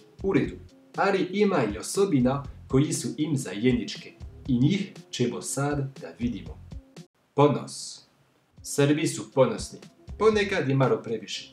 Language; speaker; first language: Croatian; non-native, fluent; French